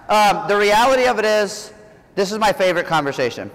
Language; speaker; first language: English; native; English